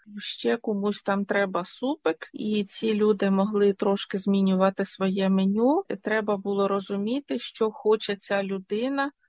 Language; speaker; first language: Ukrainian; native; Ukrainian